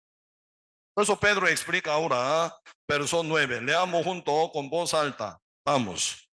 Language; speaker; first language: Spanish; non-native, learner; Korean